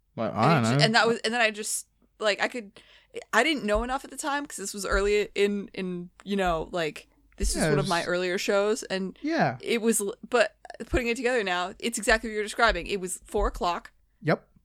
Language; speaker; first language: English; native; English